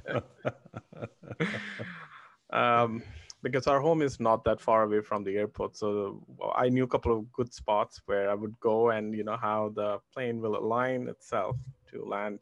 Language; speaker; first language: English; non-native, local second language; Hindi